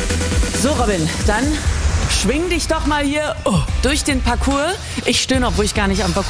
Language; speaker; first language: German; native; German